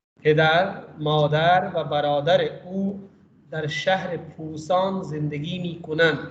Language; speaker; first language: Persian; non-native, fluent; Urdu